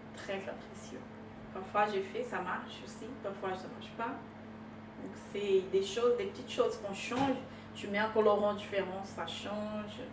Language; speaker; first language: French; non-native, fluent; Portuguese